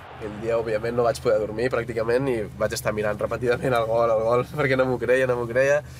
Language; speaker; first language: Catalan; native; Catalan